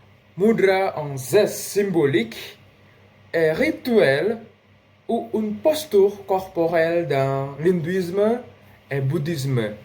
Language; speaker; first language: French; non-native, learner; Indonesian